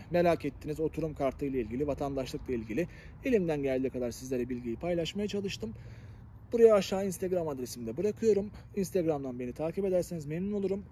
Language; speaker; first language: Turkish; native; Turkish